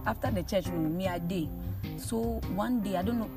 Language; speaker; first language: English; non-native, local second language; Akan